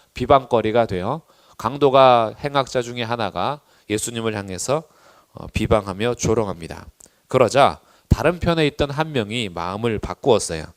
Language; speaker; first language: Korean; native; Korean